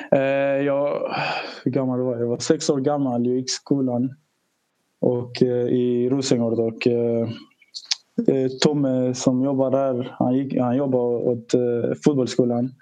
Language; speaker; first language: Swedish; early bilingual, other home language; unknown